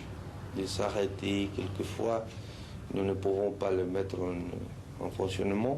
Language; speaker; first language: French; non-native, fluent; Spanish